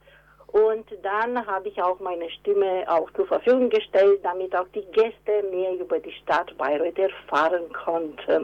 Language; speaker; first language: German; non-native, fluent; Romanian